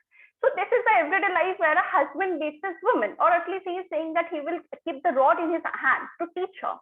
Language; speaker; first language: English; non-native, local second language; Bangla